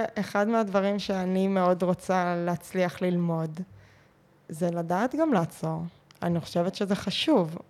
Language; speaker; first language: Hebrew; native; Hebrew